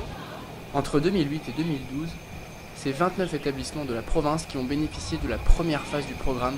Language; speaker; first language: French; native; French